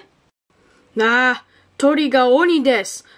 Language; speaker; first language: Japanese; non-native, learner; English